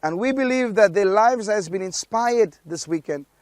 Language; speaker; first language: English; non-native, local second language; Afrikaans